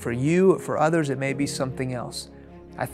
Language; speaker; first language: English; early bilingual, other home language; Persian